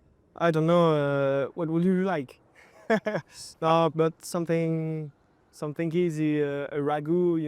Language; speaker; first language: English; non-native, fluent; French